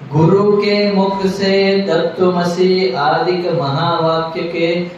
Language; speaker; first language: Hindi; non-native, local second language; Marathi